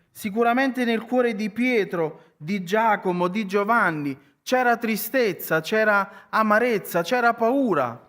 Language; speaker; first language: Italian; native; Italian